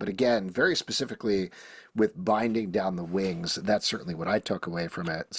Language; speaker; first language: English; native; English